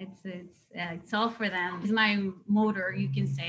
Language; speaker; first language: English; non-native, fluent; Spanish